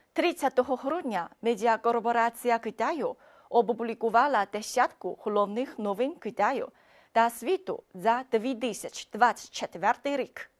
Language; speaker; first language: Ukrainian; non-native, fluent; Chinese